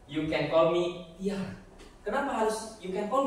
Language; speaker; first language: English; non-native, fluent; Indonesian